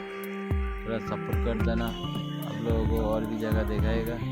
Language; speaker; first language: Hindi; non-native, local second language; Bangla